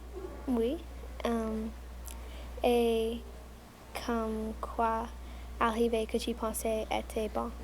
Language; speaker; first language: French; non-native, local second language; English